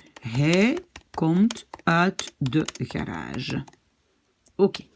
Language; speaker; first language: Dutch; non-native, fluent; French